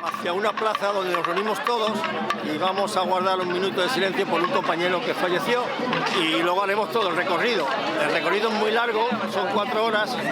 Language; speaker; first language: Spanish; native; Spanish